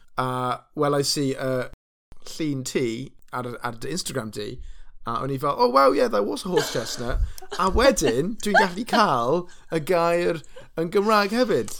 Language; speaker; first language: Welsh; non-native, local second language; English